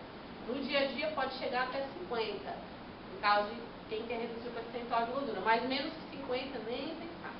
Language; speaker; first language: Portuguese; native; Portuguese